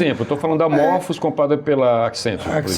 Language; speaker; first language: Portuguese; native; Portuguese